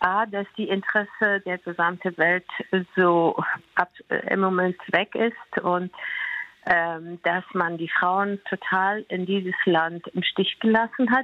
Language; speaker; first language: German; non-native, fluent; Persian